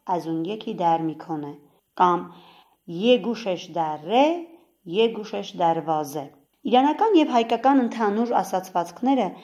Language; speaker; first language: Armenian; native; Armenian